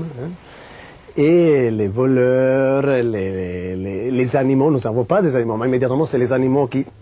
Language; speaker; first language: French; non-native, fluent; Italian